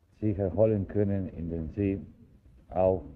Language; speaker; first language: German; non-native, fluent; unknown